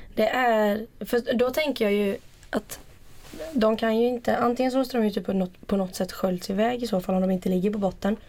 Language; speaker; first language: Swedish; native; Swedish